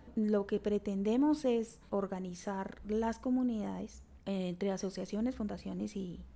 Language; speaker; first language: Spanish; native; Spanish